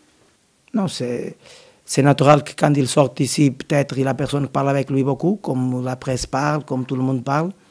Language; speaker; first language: French; non-native, learner; Portuguese